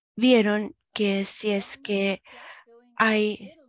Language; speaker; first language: Spanish; non-native, fluent; German